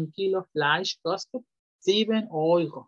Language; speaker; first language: German; non-native, fluent; Spanish